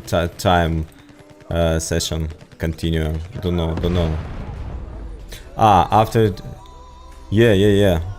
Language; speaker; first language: English; non-native, learner; Ukrainian